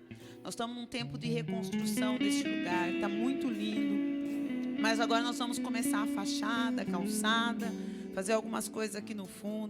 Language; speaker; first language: Portuguese; native; Portuguese